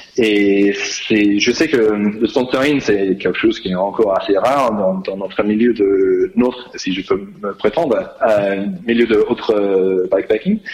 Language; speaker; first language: French; non-native, fluent; English